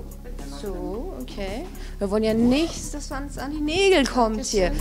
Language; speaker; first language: German; native; German